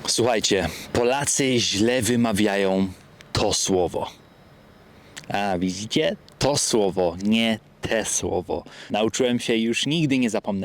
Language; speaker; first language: Polish; early bilingual, heritage; Polish